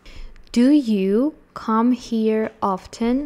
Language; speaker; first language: English; non-native, fluent; Georgian